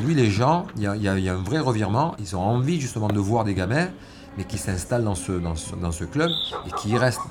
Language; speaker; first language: French; native; French